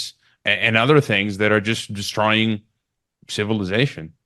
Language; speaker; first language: English; native; English